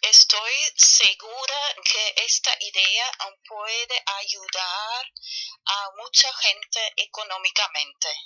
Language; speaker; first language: Spanish; non-native, fluent; German